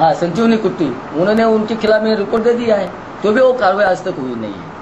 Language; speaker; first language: Hindi; non-native, local second language; Marathi